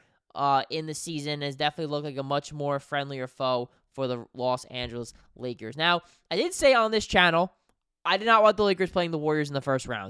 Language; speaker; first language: English; native; English